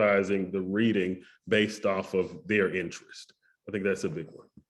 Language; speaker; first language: English; native; English